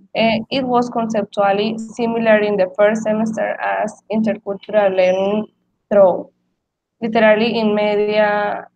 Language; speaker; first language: English; non-native, learner; Spanish